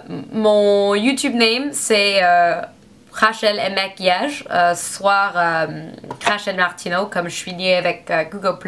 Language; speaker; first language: French; non-native, learner; English